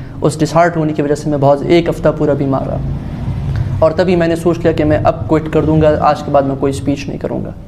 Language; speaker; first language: Urdu; non-native, local second language; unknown